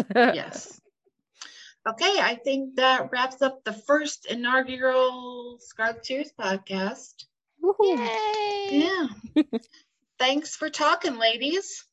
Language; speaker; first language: English; native; English